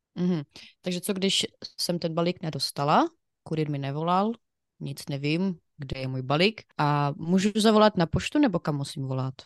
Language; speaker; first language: Czech; non-native, fluent; Ukrainian